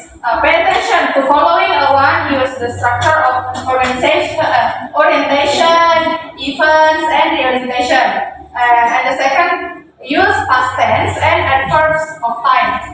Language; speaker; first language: English; non-native, learner; Indonesian